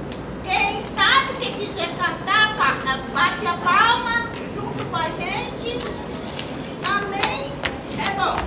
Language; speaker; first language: Portuguese; non-native, local second language; Guarani